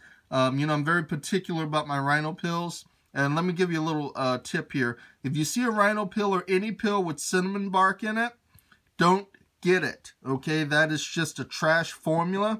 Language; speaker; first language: English; native; English